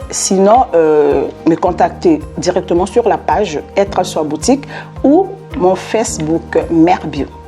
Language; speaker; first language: French; non-native, local second language; Lingala